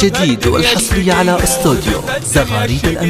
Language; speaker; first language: Arabic; native; Arabic